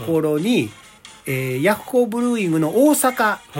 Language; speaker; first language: Japanese; native; Japanese